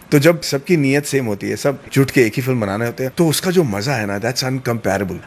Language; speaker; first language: Hindi; non-native, local second language; Tamil